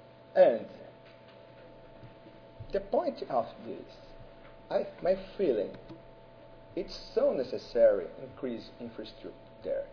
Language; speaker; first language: English; non-native, learner; Portuguese